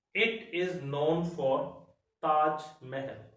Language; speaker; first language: English; non-native, local second language; Punjabi